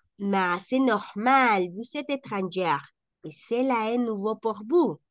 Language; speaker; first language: French; non-native, fluent; Spanish